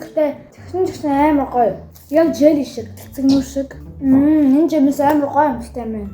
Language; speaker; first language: Mongolian; early bilingual, heritage; Mongolian